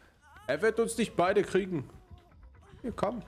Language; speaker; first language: German; native; German